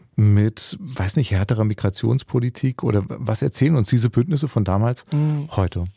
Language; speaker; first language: German; early bilingual, other home language; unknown